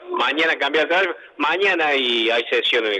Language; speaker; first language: Spanish; native; Spanish